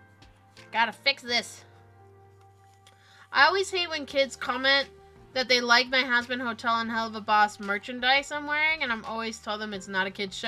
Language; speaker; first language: English; native; English